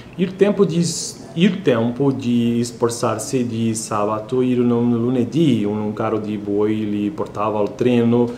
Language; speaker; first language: Italian; non-native, learner; Portuguese